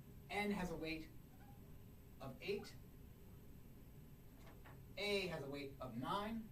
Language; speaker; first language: English; native; English